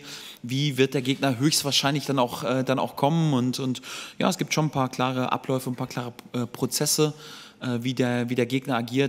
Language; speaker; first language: German; native; German